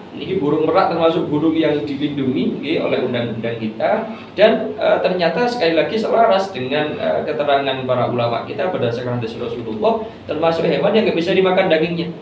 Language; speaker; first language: Indonesian; non-native, local second language; Javanese